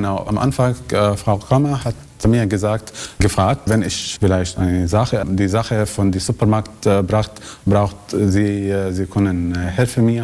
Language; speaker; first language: German; non-native, learner; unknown